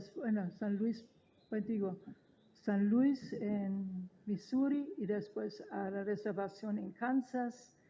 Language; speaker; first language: Spanish; non-native, fluent; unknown